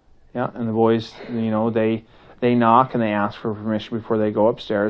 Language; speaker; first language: English; native; English